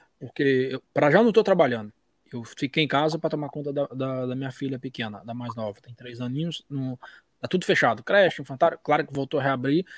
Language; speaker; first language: Portuguese; native; Portuguese